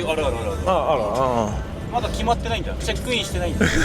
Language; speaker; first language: Japanese; native; Japanese